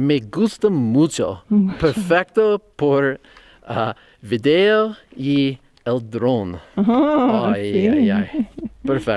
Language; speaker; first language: Spanish; non-native, learner; English